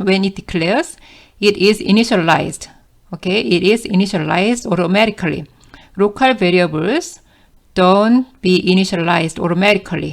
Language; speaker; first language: English; non-native, fluent; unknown